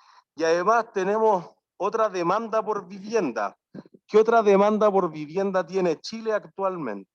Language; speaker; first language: Spanish; native; Spanish